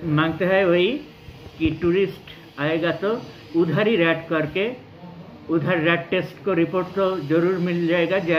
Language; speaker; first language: Hindi; non-native, local second language; Nepali